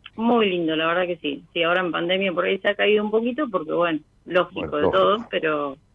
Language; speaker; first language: Spanish; native; Spanish